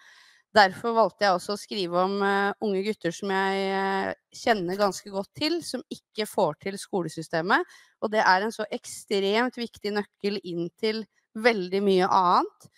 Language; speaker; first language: Norwegian; native; Norwegian